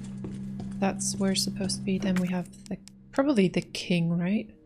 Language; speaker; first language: English; native; English